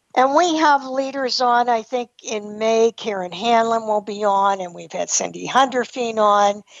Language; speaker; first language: English; native; English